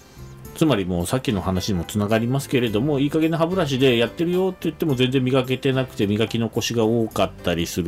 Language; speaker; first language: Japanese; native; Japanese